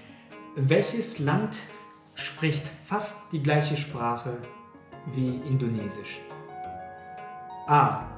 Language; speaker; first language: German; non-native, fluent; Indonesian